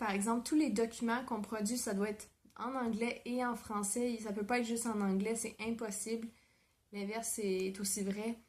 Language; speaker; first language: French; native; French